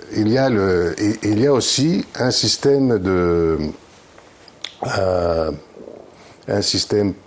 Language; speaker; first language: French; non-native, fluent; Greek